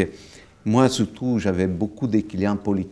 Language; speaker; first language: French; non-native, fluent; Italian